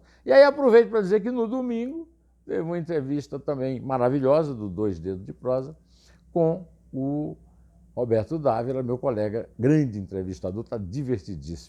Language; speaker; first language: Portuguese; native; Portuguese